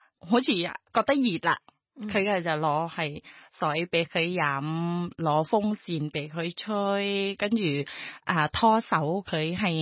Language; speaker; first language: Cantonese; non-native, fluent; Thai